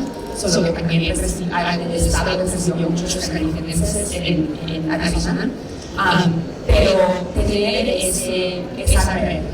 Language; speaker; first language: Spanish; early bilingual, heritage; Spanish